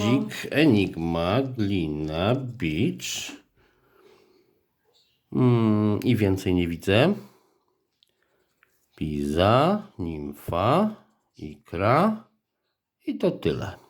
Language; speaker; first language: Polish; native; Polish